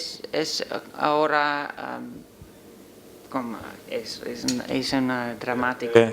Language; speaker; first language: Spanish; non-native, learner; Dutch